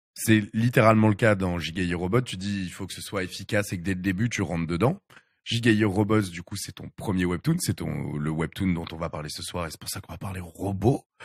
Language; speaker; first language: French; native; French